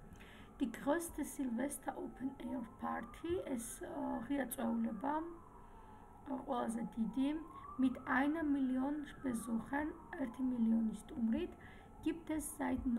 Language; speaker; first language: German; non-native, fluent; Georgian